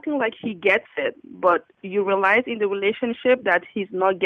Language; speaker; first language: English; non-native, fluent; French